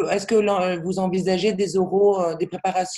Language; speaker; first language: French; native; French